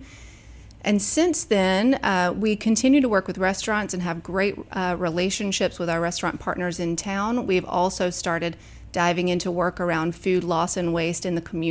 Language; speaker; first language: English; native; English